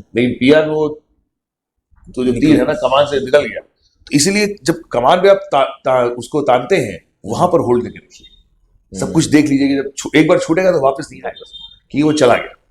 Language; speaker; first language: Hindi; non-native, local second language; Punjabi